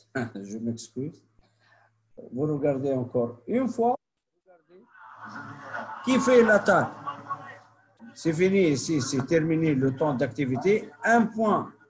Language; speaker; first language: French; non-native, local second language; Arabic